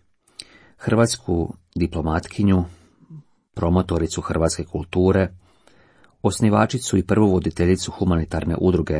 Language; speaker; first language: Croatian; native; Croatian